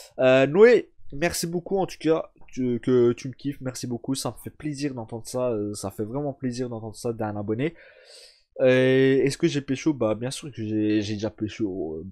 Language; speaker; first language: French; early bilingual, other home language; Turkish